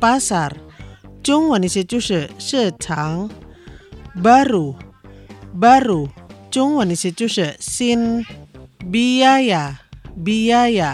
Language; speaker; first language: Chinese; non-native, fluent; Indonesian